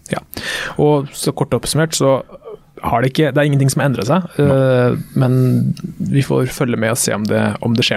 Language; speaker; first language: Norwegian; native; Norwegian